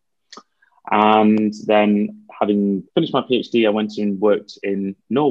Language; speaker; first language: English; native; English